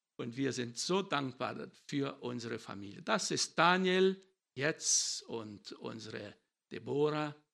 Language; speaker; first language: German; early bilingual, heritage; German